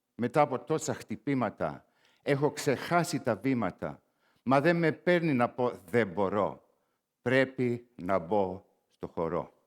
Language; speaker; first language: Greek; non-native, learner; English